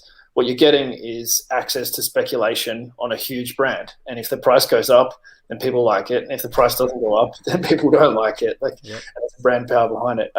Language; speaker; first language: English; native; English